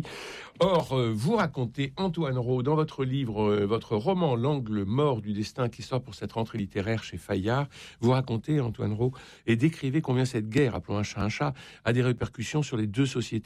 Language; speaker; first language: French; native; French